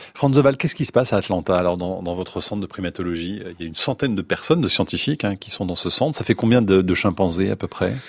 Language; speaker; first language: French; native; French